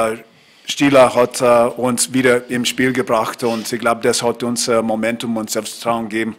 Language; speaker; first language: German; non-native, fluent; English